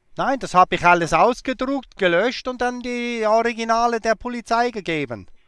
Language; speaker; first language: German; native; German